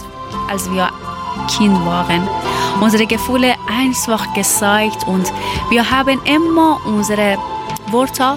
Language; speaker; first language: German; non-native, learner; Persian